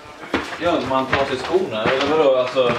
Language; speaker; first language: Swedish; early bilingual, other home language; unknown